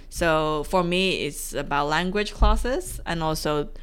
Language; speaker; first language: English; non-native, fluent; Chinese